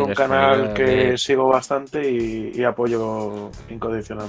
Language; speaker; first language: Spanish; native; Spanish